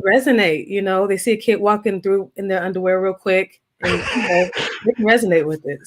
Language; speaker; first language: English; native; English